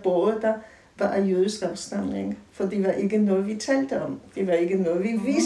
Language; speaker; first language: Danish; native; Danish